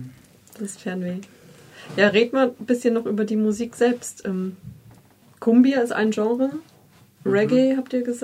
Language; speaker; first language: German; native; German